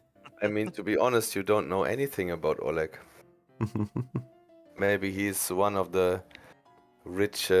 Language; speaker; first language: English; non-native, fluent; German